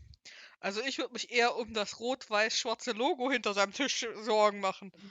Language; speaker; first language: German; native; German